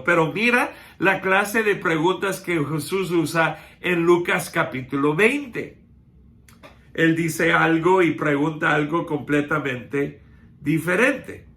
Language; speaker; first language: Spanish; non-native, fluent; English